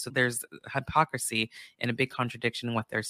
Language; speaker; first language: English; native; English